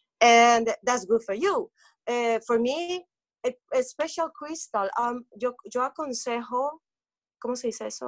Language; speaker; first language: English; non-native, learner; Spanish